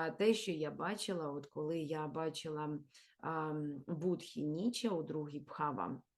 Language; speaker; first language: Ukrainian; non-native, local second language; Russian